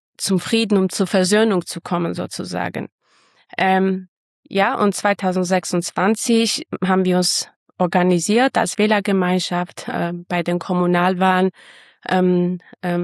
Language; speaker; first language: German; non-native, fluent; Armenian